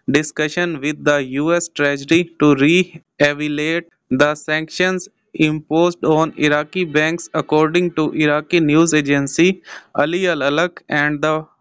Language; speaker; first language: English; non-native, local second language; Urdu